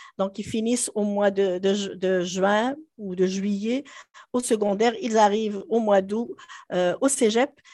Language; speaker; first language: French; non-native, local second language; Arabic